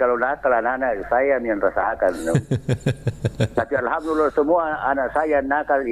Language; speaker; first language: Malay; non-native, local second language; Buginese